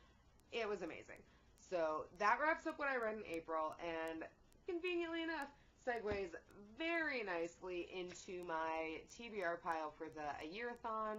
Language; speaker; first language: English; native; English